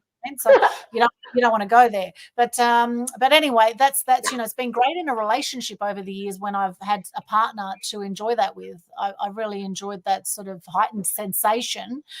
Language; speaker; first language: English; native; English